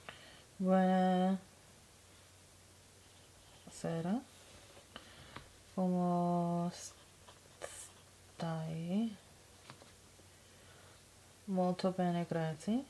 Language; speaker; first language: Italian; non-native, learner; English